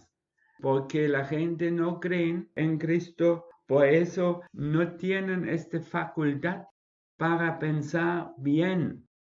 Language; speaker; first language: Spanish; non-native, fluent; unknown